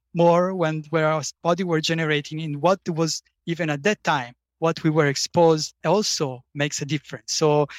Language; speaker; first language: English; non-native, fluent; Italian